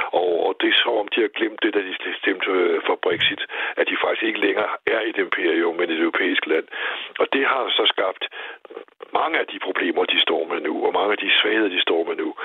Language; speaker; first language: Danish; native; Danish